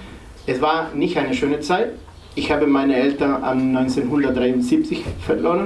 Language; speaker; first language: German; non-native, fluent; Spanish